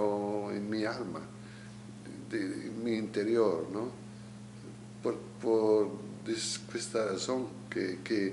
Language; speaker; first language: Spanish; non-native, learner; Italian